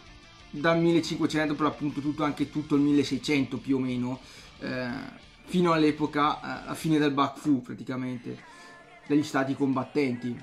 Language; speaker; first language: Italian; native; Italian